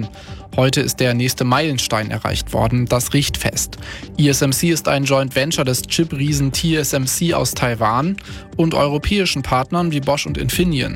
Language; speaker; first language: German; native; German